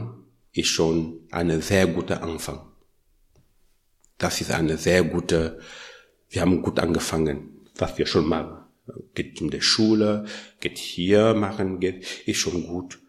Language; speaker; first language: German; non-native, learner; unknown